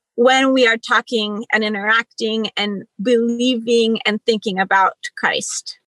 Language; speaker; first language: English; early bilingual, other home language; Spanish